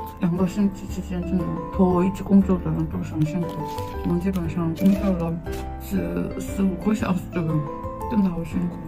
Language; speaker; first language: Chinese; non-native, fluent; Korean